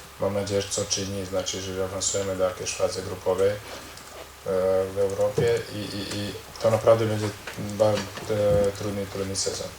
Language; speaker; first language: Polish; non-native, learner; Croatian